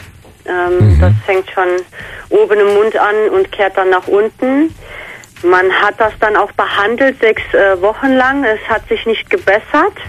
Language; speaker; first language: German; native; German